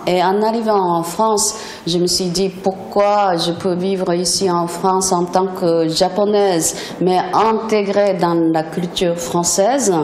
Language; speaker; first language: French; non-native, fluent; Japanese